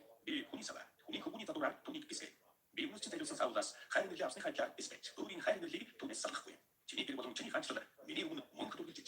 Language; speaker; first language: Mongolian; native; Mongolian